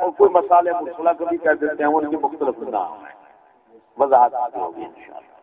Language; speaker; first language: Urdu; non-native, local second language; Punjabi